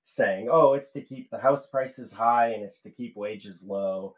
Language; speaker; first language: English; native; English